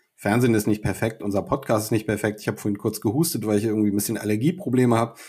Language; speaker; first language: German; native; German